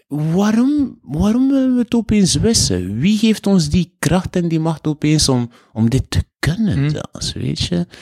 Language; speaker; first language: Dutch; non-native, fluent; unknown